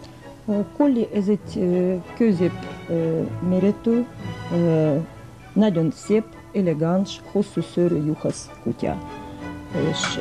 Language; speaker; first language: Hungarian; non-native, fluent; Russian